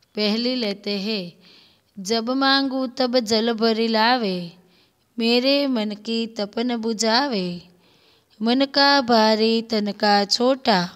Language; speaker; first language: Hindi; non-native, local second language; Gujarati